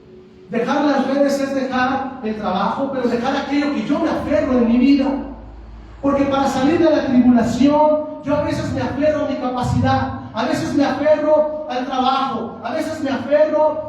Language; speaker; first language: Spanish; native; Spanish